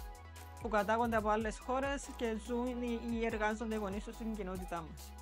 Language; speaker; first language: Greek; native; Greek